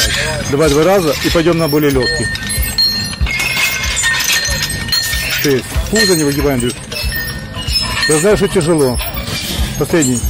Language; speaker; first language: Russian; native; Russian